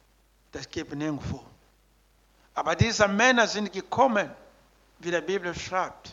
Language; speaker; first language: German; non-native, learner; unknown